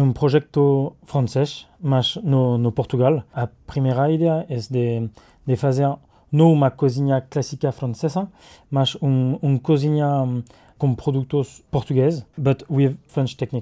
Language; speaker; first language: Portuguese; non-native, learner; French